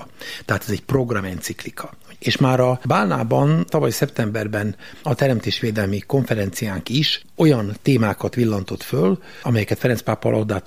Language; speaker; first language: Hungarian; native; Hungarian